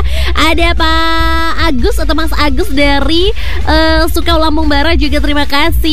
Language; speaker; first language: Indonesian; native; Indonesian